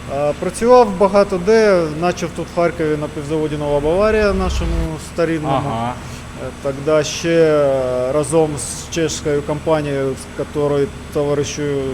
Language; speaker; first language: Ukrainian; non-native, local second language; Russian